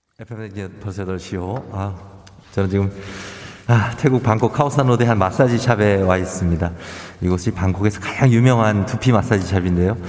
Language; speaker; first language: Korean; native; Korean